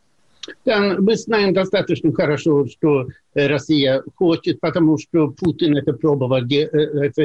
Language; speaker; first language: Russian; non-native, fluent; Swedish